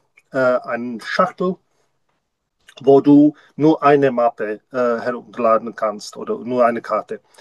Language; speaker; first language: German; non-native, learner; Czech